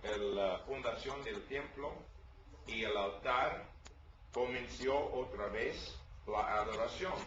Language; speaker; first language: Spanish; non-native, learner; English